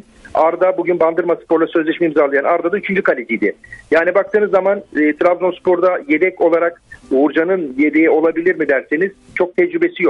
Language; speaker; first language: Turkish; native; Turkish